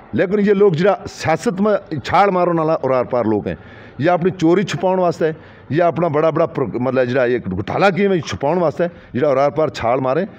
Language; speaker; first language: Hindi; non-native, local second language; Gujari